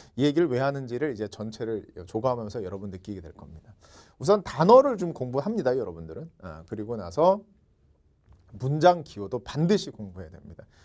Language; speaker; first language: Korean; native; Korean